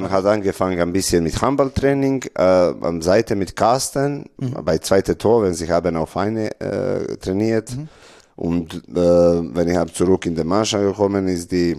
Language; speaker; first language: German; non-native, learner; Serbian